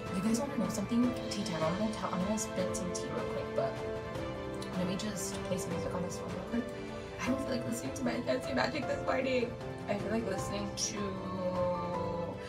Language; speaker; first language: English; early bilingual, other home language; Spanish